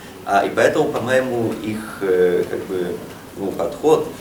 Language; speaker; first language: Russian; non-native, fluent; Polish